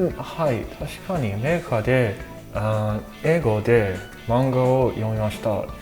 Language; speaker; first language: Japanese; non-native, learner; English